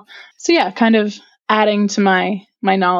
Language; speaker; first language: English; native; English